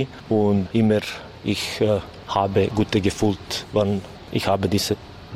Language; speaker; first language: German; non-native, learner; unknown